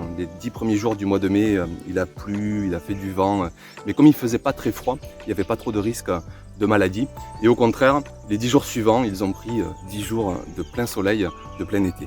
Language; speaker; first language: French; native; French